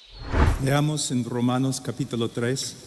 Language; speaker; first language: Spanish; non-native, fluent; English